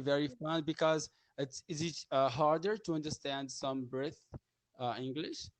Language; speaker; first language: English; non-native, learner; Portuguese